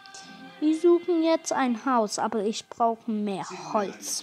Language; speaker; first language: German; non-native, learner; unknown